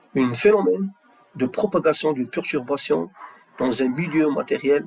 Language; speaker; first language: French; non-native, local second language; Arabic